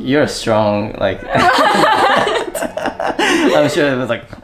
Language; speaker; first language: English; non-native, fluent; Japanese